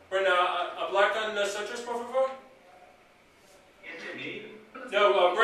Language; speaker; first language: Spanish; non-native, learner; English